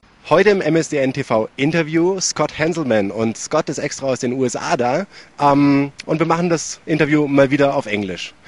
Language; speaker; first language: German; native; German